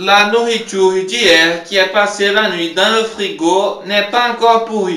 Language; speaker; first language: French; non-native, learner; Portuguese